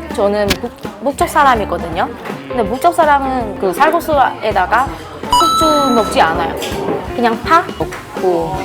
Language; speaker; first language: Korean; non-native, fluent; Vietnamese